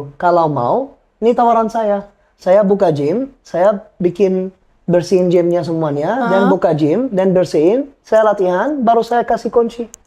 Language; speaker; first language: Indonesian; non-native, fluent; Arabic